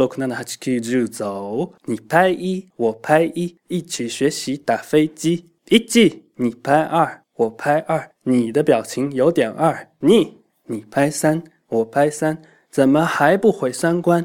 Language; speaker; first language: Chinese; native; Chinese